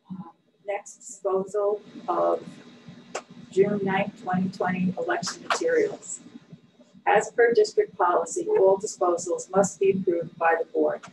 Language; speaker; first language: English; native; English